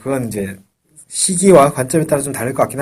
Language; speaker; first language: Korean; native; Korean